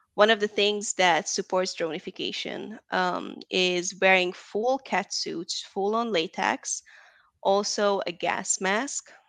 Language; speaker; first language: English; non-native, fluent; Hungarian